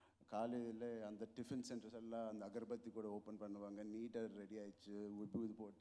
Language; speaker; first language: Tamil; non-native, local second language; Telugu